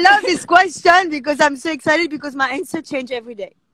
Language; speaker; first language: English; non-native, fluent; French